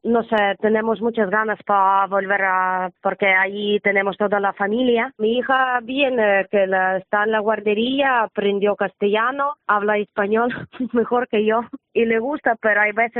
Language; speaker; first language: Spanish; non-native, learner; Ukrainian